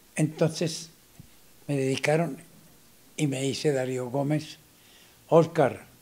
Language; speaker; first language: Spanish; native; Spanish